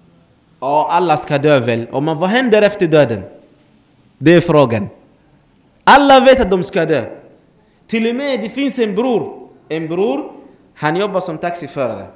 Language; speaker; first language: Swedish; non-native, fluent; Arabic